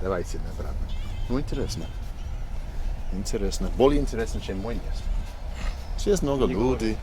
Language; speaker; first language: Russian; non-native, learner; English